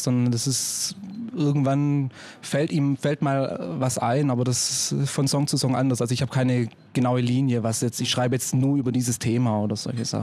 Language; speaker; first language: German; native; German